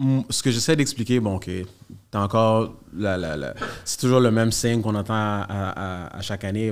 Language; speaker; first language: French; native; French